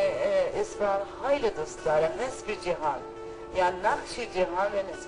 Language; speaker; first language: Persian; non-native, learner; Turkish